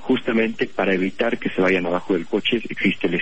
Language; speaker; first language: Spanish; native; Spanish